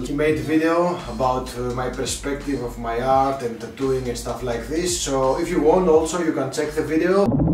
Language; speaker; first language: English; non-native, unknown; Greek